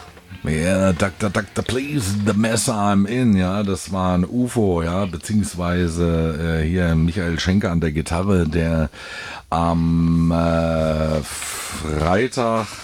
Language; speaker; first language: German; native; German